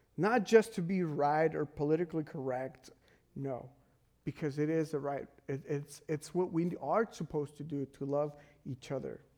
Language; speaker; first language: English; non-native, fluent; Spanish